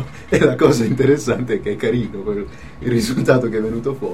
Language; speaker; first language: Italian; native; Italian